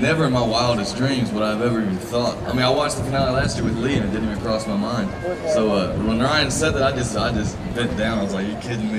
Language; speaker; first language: English; native; English